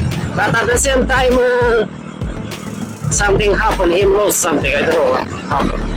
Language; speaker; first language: English; non-native, learner; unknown